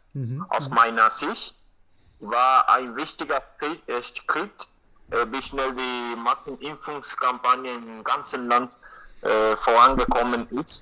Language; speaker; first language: German; non-native, learner; Spanish